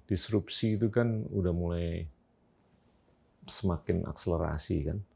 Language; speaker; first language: Indonesian; native; Indonesian